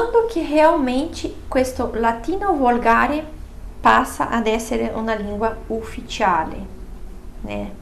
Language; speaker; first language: Italian; non-native, fluent; Portuguese